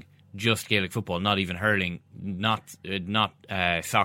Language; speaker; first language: English; native; English